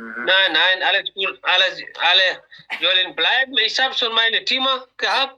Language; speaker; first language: German; non-native, learner; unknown